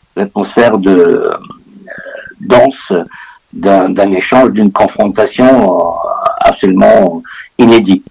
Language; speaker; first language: French; non-native, fluent; Bulgarian